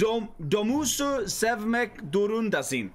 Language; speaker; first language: Turkish; non-native, learner; Swedish